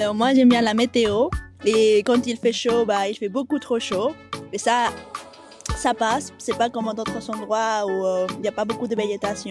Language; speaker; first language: French; non-native, fluent; Spanish